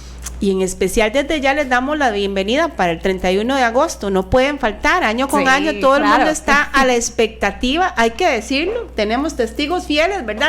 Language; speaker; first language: Spanish; native; Spanish